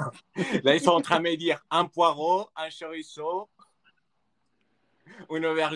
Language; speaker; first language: French; early bilingual, other home language; Spanish